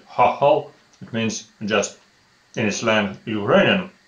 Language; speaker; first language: English; non-native, fluent; Russian